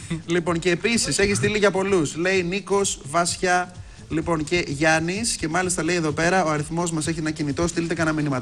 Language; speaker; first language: Greek; native; Greek